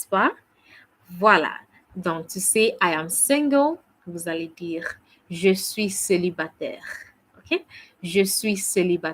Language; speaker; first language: French; non-native, fluent; English